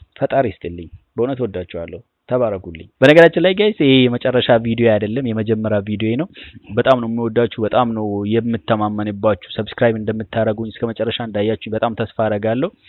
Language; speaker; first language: Amharic; non-native, local second language; Oromo